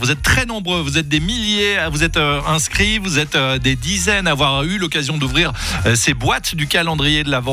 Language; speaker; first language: French; native; French